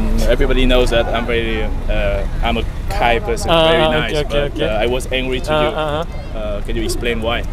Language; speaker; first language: English; non-native, learner; Vietnamese